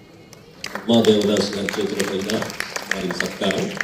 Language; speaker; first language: Telugu; native; Telugu